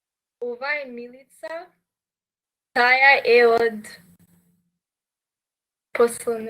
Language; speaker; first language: Macedonian; non-native, learner; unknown